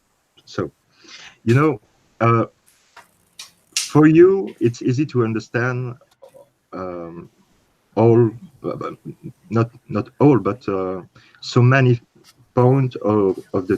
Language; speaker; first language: English; non-native, learner; French